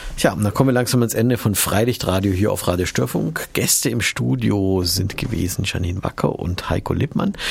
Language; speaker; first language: German; native; German